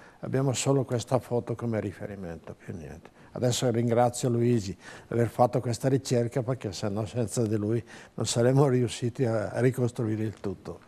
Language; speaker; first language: Italian; native; Italian